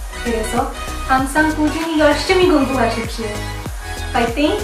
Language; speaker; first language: Korean; non-native, fluent; Hindi